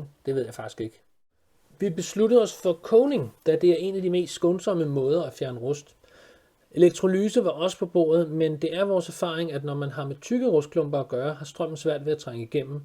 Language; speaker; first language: Danish; native; Danish